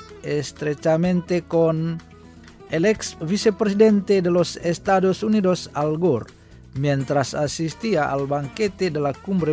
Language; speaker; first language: Spanish; non-native, fluent; Indonesian